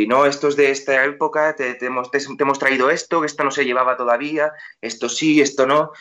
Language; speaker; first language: Spanish; non-native, local second language; Catalan